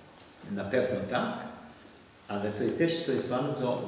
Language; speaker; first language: Polish; non-native, learner; English